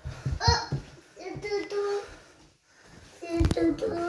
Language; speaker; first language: French; native; French